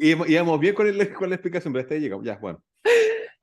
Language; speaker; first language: Spanish; native; Spanish